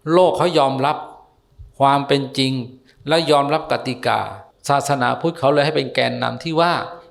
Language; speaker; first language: Thai; native; Thai